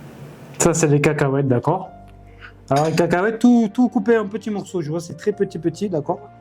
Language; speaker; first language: French; native; French